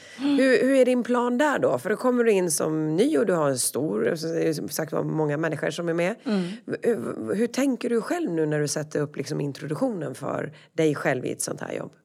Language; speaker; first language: Swedish; native; Swedish